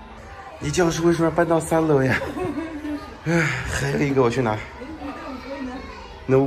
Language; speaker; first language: Chinese; native; Chinese